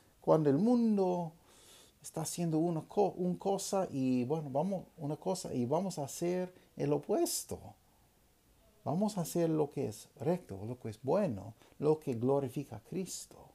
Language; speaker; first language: Spanish; non-native, fluent; English